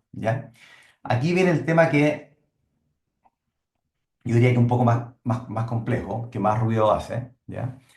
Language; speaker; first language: Spanish; native; Spanish